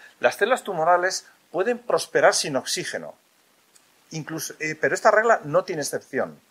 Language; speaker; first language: Spanish; native; Spanish